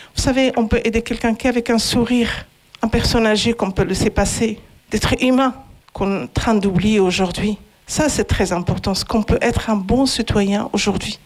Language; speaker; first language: French; non-native, fluent; Arabic